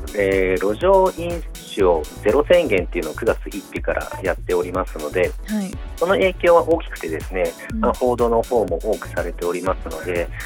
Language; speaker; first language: Japanese; native; Japanese